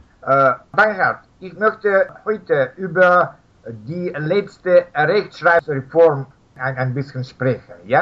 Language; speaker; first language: German; non-native, fluent; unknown